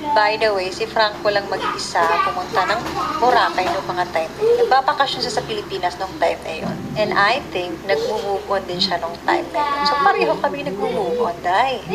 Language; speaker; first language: Filipino; non-native, local second language; Cebuano